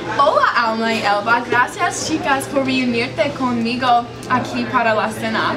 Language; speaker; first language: Spanish; non-native, learner; English